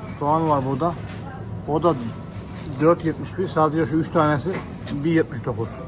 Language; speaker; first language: Turkish; native; Turkish